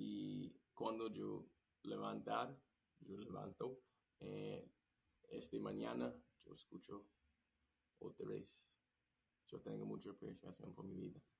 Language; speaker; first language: Spanish; non-native, learner; English